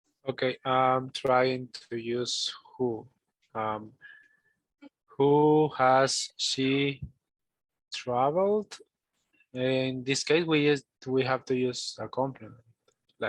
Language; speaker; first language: English; non-native, fluent; Spanish